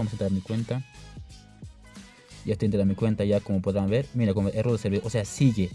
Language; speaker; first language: Spanish; non-native, local second language; Quechua